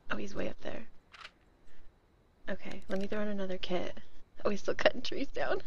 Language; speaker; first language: English; native; English